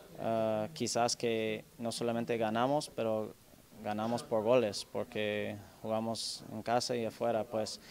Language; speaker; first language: Spanish; non-native, learner; English